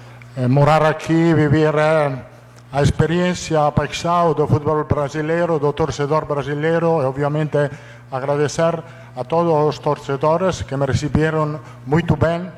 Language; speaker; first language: Portuguese; non-native, fluent; Italian